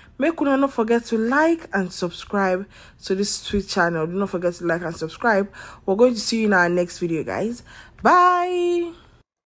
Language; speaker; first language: Nigerian Pidgin; non-native, local second language; Yoruba